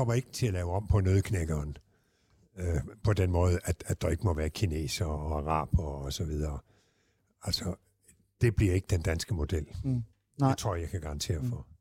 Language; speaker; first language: Danish; native; Danish